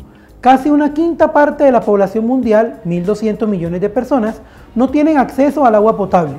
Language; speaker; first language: Spanish; native; Spanish